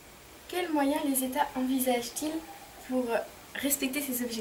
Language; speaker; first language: French; native; French